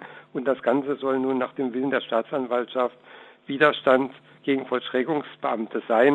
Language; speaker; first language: German; native; German